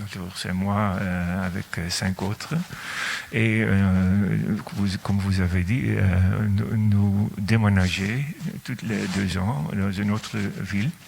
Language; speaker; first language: French; non-native, fluent; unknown